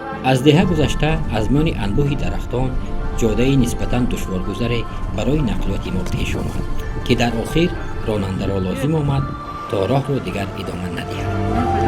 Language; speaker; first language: Persian; native; Persian